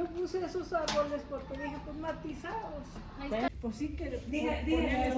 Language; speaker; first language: Spanish; native; Spanish